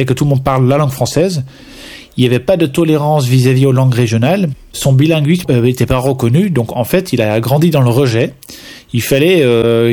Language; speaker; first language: French; non-native, fluent; Dutch